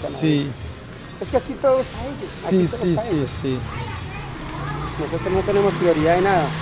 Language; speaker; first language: Spanish; native; Spanish